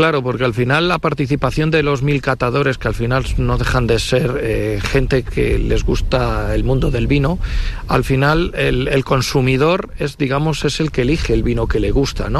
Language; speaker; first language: Spanish; native; Spanish